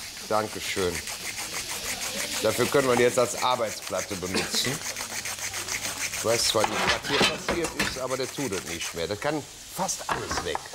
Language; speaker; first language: German; native; German